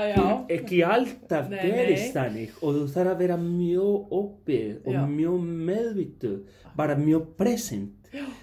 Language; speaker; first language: Icelandic; non-native, fluent; Spanish